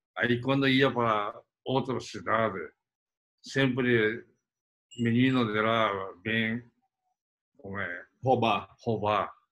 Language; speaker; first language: Portuguese; non-native, fluent; Japanese